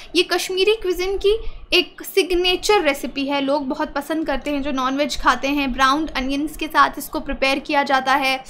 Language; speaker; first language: Hindi; native; Hindi